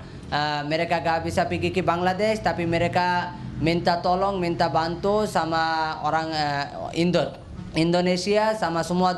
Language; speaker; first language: Indonesian; non-native, learner; Rohingya